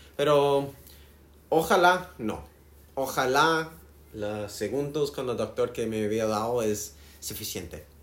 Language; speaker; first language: Spanish; non-native, learner; English